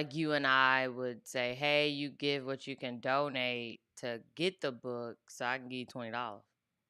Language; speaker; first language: English; native; English